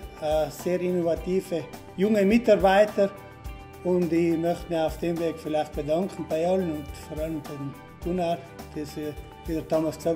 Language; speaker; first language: German; non-native, local second language; Italian